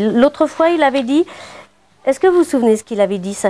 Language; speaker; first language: French; native; French